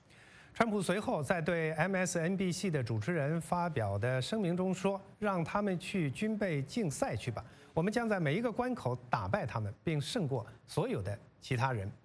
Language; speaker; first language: Chinese; native; Chinese